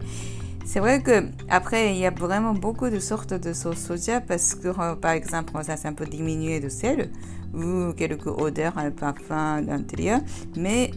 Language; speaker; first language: French; non-native, learner; Japanese